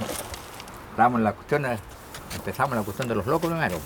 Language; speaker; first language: Spanish; native; Spanish